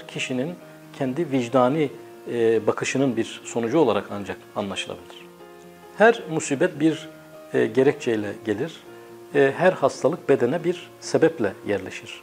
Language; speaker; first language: Turkish; native; Turkish